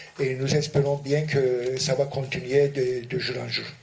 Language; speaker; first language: French; non-native, fluent; Turkish